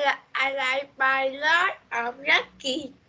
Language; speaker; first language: English; non-native, learner; Vietnamese